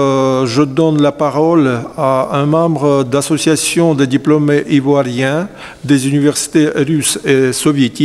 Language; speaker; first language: French; non-native, fluent; Russian